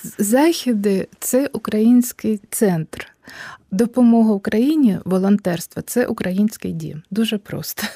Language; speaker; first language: Ukrainian; early bilingual, heritage; Ukrainian